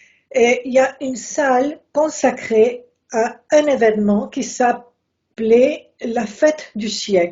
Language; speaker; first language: French; non-native, fluent; Spanish